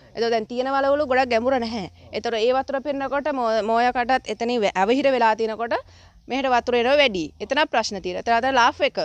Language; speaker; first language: Sinhala; native; Sinhala